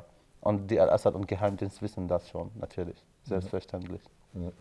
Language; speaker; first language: German; non-native, fluent; Arabic